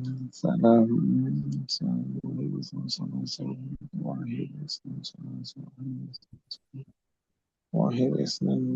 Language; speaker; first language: Arabic; non-native, learner; Bangla